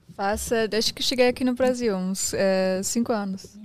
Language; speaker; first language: Portuguese; non-native, fluent; German